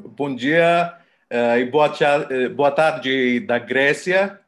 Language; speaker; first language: Portuguese; non-native, learner; Greek